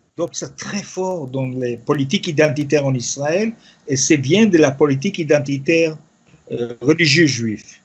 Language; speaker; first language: French; non-native, fluent; Yiddish